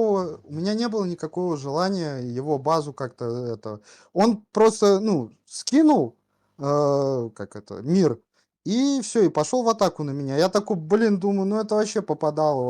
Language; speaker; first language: Russian; native; Russian